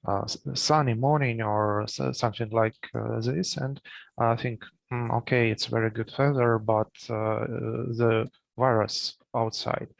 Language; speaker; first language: English; non-native, learner; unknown